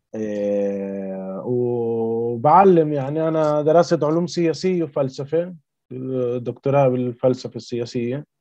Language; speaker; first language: Arabic; early bilingual, heritage; Spanish